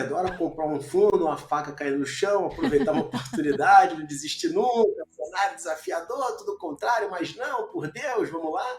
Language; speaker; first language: Portuguese; native; Portuguese